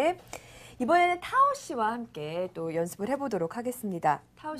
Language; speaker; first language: Korean; native; Korean